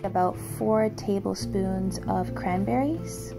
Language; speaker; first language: English; native; English